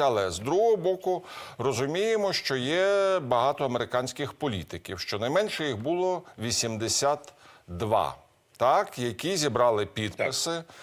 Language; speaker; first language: Ukrainian; native; Ukrainian